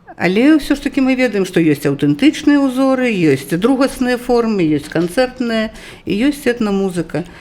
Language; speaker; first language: Belarusian; native; Belarusian